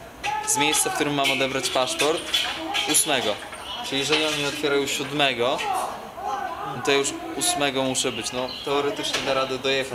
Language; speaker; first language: Polish; native; Polish